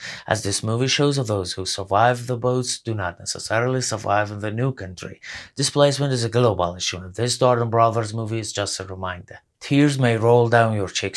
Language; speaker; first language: English; non-native, fluent; Persian